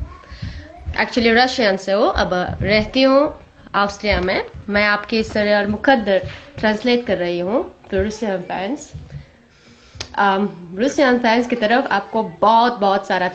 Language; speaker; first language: Hindi; non-native, learner; Russian